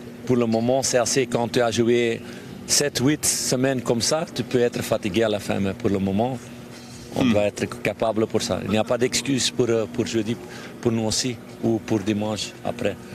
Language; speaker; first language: French; non-native, local second language; Dutch